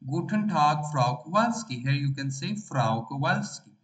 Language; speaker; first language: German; non-native, learner; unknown